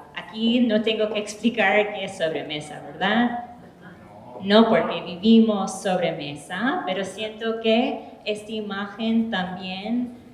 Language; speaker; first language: Spanish; early bilingual, heritage; English